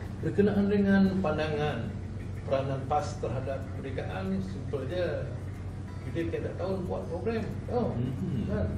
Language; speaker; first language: Malay; native; Malay